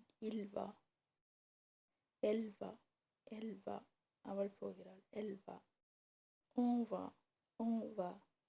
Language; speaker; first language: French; non-native, fluent; Tamil